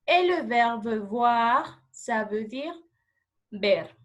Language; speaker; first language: French; non-native, fluent; Spanish